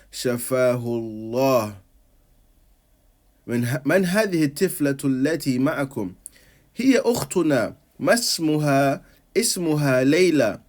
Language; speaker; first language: Arabic; non-native, fluent; English